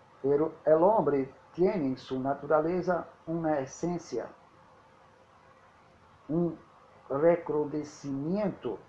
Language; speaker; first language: Spanish; non-native, learner; Portuguese